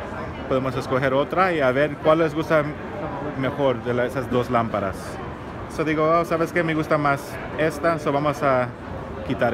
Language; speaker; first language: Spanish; early bilingual, heritage; Spanish